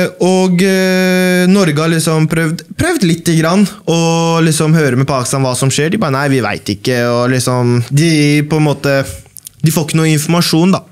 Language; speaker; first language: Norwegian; early bilingual, other home language; Baluchi